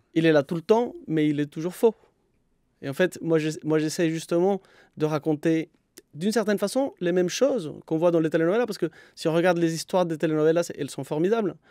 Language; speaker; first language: French; non-native, fluent; Spanish